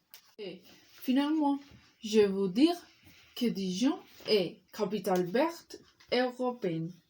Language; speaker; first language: French; non-native, learner; Spanish